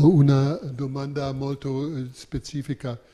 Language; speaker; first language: Italian; non-native, fluent; German